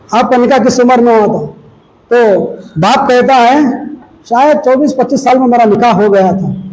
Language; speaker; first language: Urdu; native; Urdu